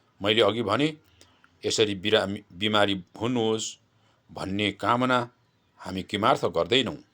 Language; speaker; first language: Nepali; non-native, local second language; Limbu